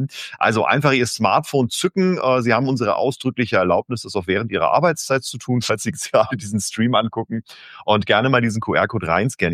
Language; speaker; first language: German; native; German